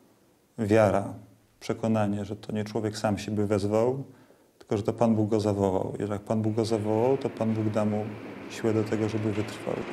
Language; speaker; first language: Polish; native; Polish